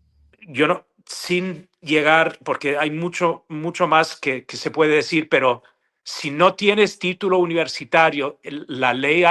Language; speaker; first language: Spanish; non-native, fluent; English